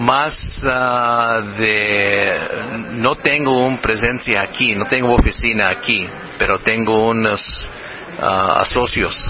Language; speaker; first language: Spanish; non-native, fluent; English